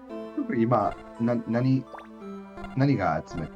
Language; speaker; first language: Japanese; non-native, fluent; English